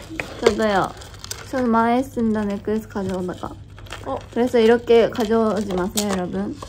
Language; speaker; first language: Korean; non-native, fluent; Japanese